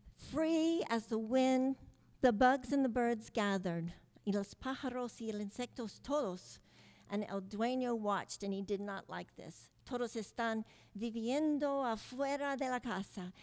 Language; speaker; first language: English; early bilingual, other home language; Spanish